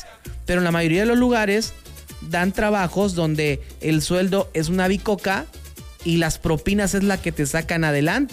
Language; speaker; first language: Spanish; native; Spanish